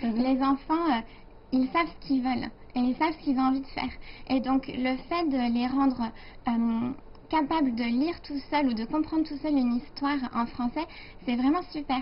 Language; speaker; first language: French; native; French